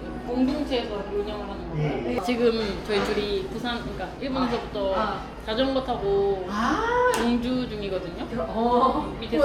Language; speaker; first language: Korean; non-native, fluent; Japanese